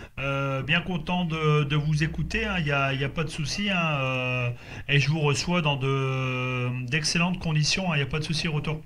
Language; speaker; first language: French; native; French